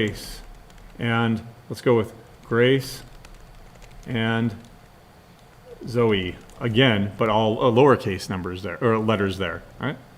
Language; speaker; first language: English; native; English